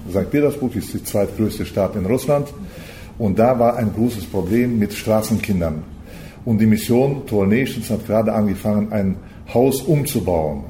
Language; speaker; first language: German; early bilingual, heritage; German